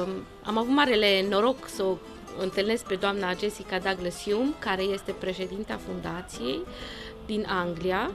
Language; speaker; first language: Romanian; non-native, local second language; German